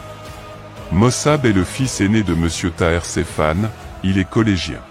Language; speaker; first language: French; non-native, fluent; Arabic